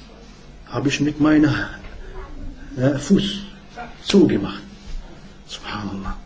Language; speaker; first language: German; non-native, learner; Arabic